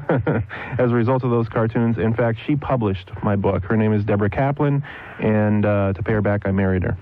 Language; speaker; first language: English; native; English